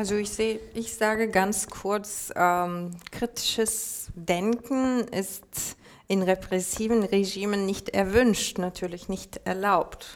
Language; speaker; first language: German; non-native, fluent; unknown